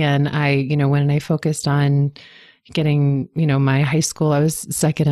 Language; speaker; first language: English; native; English